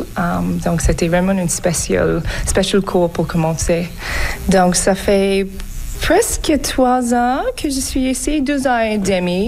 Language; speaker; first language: French; non-native, learner; English